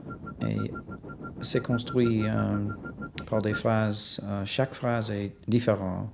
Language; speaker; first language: French; non-native, fluent; English